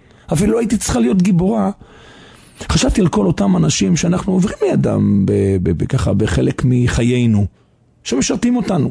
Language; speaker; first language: Hebrew; native; Hebrew